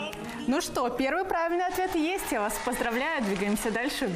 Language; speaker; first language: Russian; native; Russian